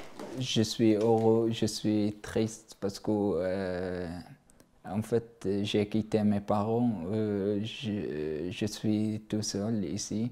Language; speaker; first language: French; non-native, learner; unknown